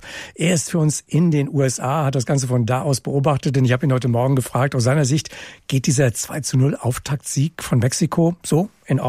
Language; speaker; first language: German; native; German